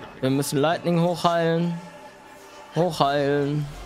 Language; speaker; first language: German; native; German